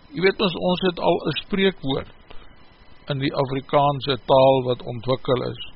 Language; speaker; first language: Afrikaans; native; Afrikaans